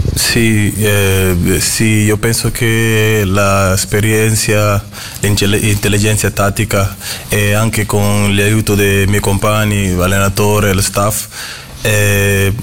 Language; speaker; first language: Italian; non-native, fluent; Portuguese